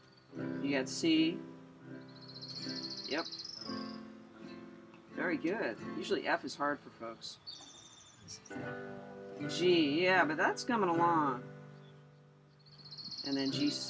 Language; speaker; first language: English; native; English